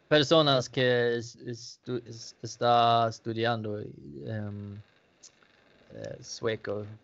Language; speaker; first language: Spanish; non-native, learner; Danish